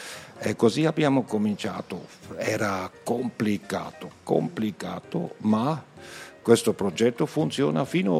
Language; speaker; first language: Italian; non-native, learner; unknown